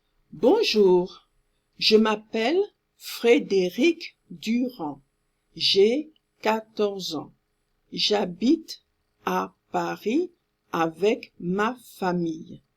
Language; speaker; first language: French; non-native, fluent; English